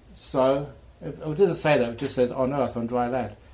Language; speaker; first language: English; native; English